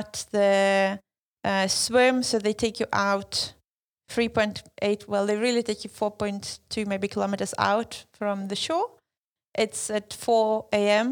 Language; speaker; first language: English; non-native, fluent; Lithuanian